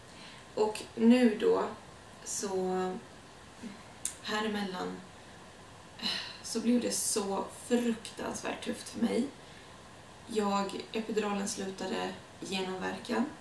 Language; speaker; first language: Swedish; native; Swedish